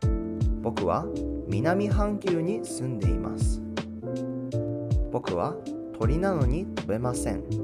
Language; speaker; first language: Japanese; non-native, learner; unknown